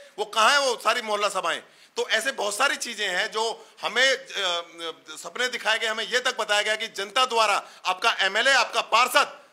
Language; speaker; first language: Hindi; native; Hindi